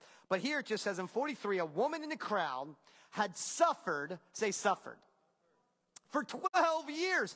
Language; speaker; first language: English; native; English